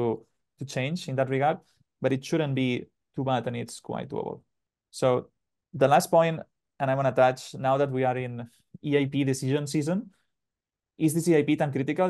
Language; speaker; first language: English; non-native, fluent; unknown